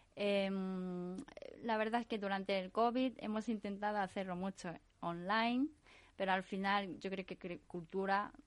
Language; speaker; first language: Spanish; non-native, fluent; Japanese